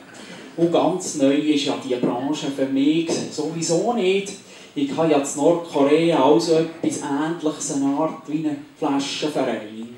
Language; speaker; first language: German; native; German